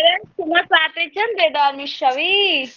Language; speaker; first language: Persian; non-native, learner; Urdu